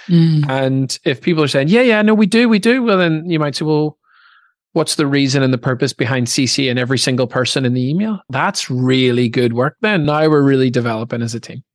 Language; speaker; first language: English; native; English